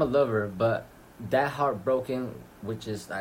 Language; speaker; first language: English; early bilingual, other home language; Spanish